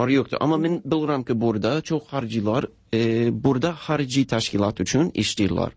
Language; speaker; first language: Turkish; non-native, learner; English